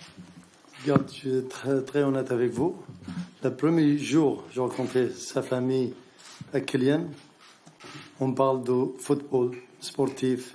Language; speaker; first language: French; non-native, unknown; Arabic